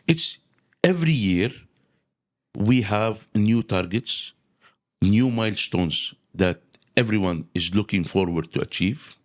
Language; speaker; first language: English; non-native, local second language; Arabic